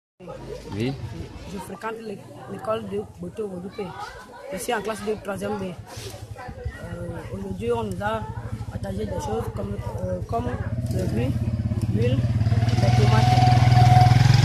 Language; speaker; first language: French; non-native, local second language; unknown